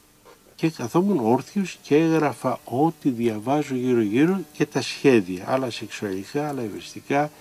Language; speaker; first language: Greek; native; Greek